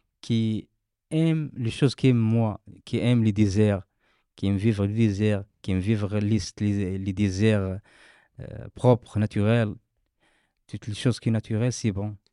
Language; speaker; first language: French; non-native, learner; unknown